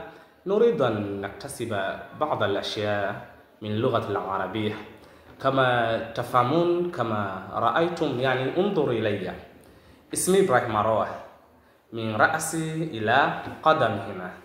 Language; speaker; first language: Arabic; non-native, fluent; Swahili